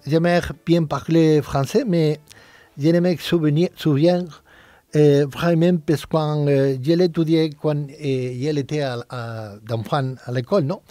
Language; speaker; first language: French; non-native, learner; Spanish